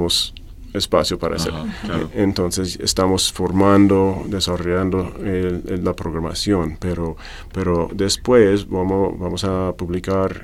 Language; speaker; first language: Spanish; non-native, fluent; English